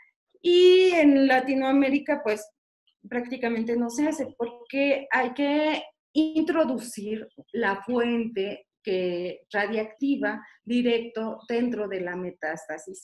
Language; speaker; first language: Spanish; native; Spanish